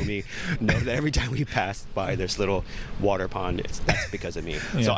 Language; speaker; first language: English; native; English